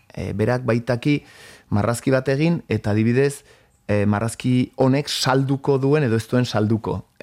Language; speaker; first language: Basque; native; Basque